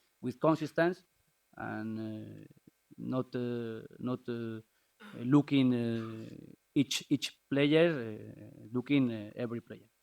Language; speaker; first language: English; non-native, learner; Spanish